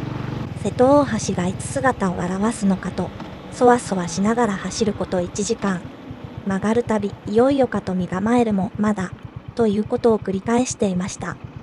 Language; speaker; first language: Japanese; native; Japanese